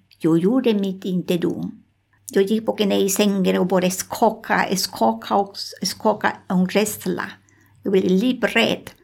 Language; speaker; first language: Swedish; non-native, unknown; Spanish